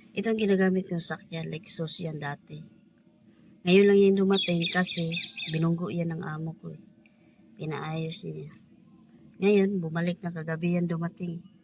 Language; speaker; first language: Filipino; non-native, local second language; Cebuano